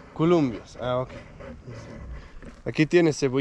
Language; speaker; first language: Spanish; non-native, fluent; Danish